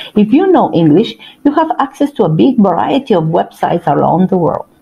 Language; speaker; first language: English; non-native, fluent; Spanish